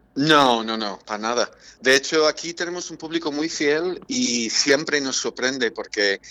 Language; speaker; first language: Spanish; non-native, fluent; English